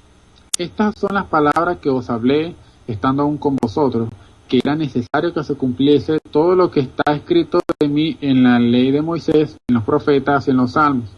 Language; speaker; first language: Spanish; native; Spanish